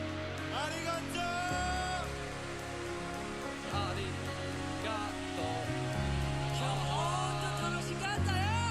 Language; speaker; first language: Japanese; non-native, learner; Korean